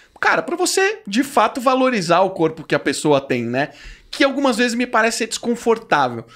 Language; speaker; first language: Portuguese; native; Portuguese